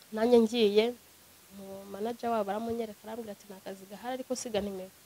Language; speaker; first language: Kinyarwanda; native; Kinyarwanda